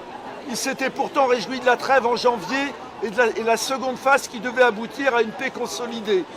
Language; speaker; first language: French; native; French